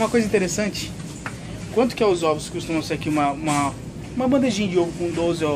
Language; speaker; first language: Portuguese; native; Portuguese